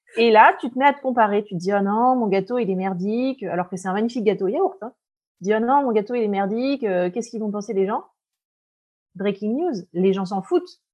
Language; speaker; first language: French; native; French